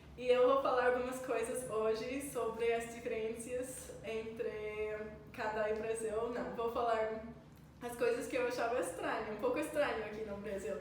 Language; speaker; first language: Portuguese; early bilingual, other home language; English